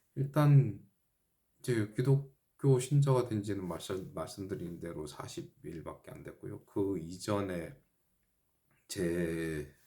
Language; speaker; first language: Korean; native; Korean